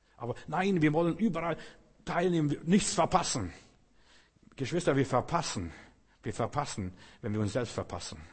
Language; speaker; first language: German; non-native, fluent; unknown